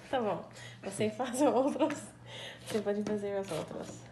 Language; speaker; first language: Portuguese; non-native, learner; English